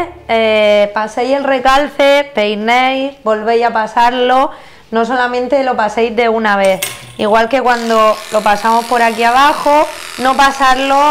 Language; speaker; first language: Spanish; native; Spanish